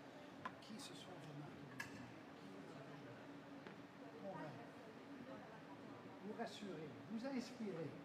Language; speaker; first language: French; native; French